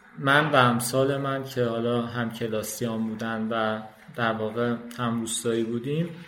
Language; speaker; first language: Persian; non-native, local second language; Azerbaijani